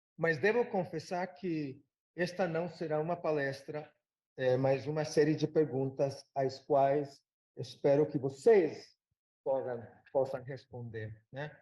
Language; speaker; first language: Portuguese; non-native, fluent; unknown